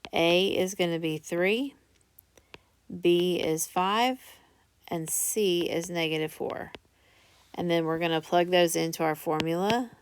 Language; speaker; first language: English; native; English